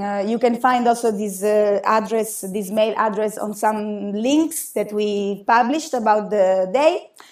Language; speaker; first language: English; non-native, fluent; Italian